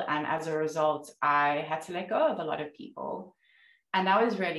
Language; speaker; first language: English; native; English